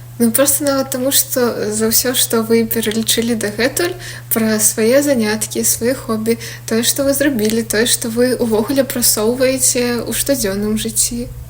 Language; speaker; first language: Belarusian; non-native, local second language; Russian